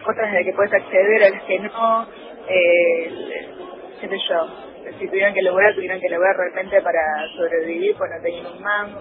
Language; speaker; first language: Spanish; early bilingual, other home language; Korean